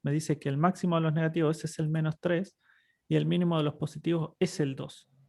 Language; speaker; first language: Spanish; native; Spanish